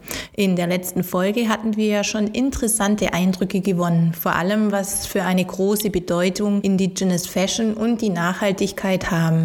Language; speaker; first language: German; native; German